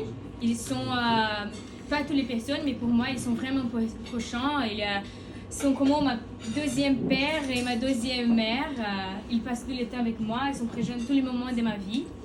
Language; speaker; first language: French; non-native, learner; Portuguese